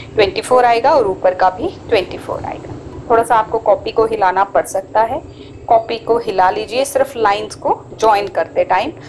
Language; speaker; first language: Hindi; native; Hindi